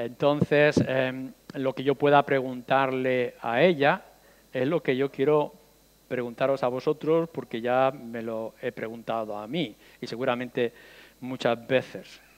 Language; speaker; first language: Spanish; native; Spanish